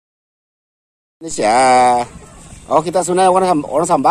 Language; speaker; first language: Indonesian; non-native, local second language; Malay